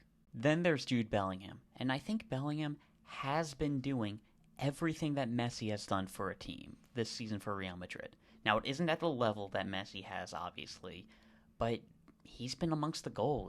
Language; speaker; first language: English; native; English